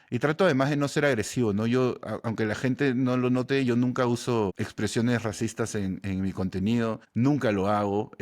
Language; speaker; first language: Spanish; native; Spanish